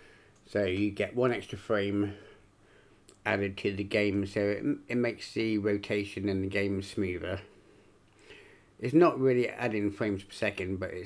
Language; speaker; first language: English; native; English